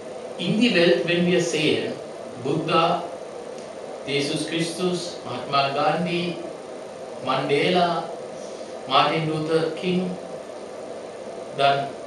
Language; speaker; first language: German; non-native, learner; Sinhala